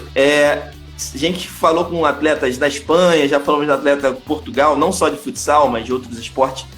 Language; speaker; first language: Portuguese; native; Portuguese